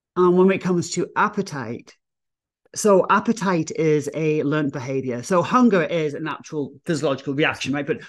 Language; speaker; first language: English; native; English